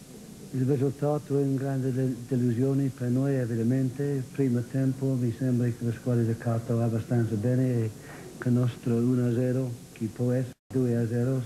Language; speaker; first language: Italian; non-native, fluent; English